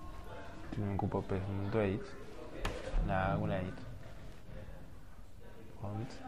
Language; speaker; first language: Welsh; non-native, local second language; Spanish